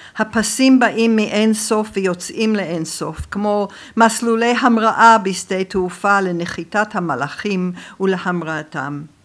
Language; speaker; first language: Hebrew; non-native, fluent; English